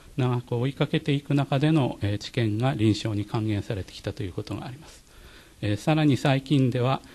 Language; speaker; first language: Japanese; native; Japanese